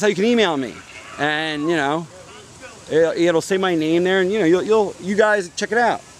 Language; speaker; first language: English; native; English